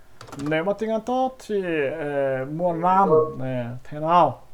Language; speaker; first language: Vietnamese; non-native, learner; Korean